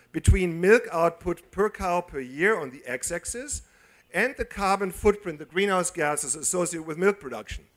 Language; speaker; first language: English; non-native, fluent; German